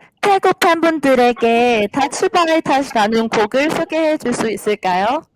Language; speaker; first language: Korean; non-native, fluent; Thai